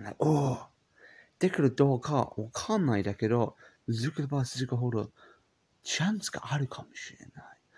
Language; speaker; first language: Japanese; non-native, learner; English